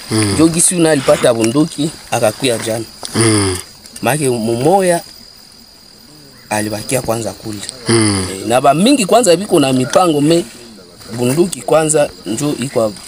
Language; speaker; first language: Swahili; native; Swahili